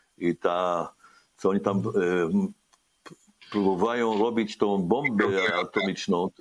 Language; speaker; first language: Polish; early bilingual, heritage; Hebrew